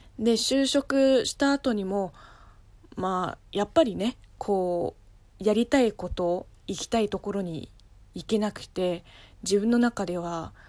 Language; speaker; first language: Japanese; non-native, fluent; Chinese